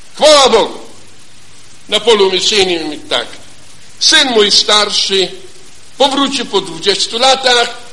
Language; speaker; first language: Polish; non-native, fluent; German